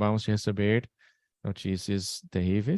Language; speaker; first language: Portuguese; non-native, fluent; English